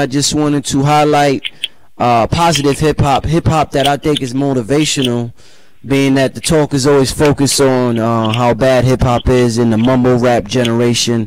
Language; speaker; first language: English; native; English